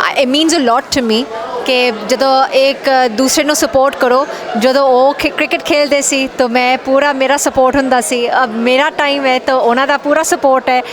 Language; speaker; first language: Punjabi; early bilingual, heritage; Punjabi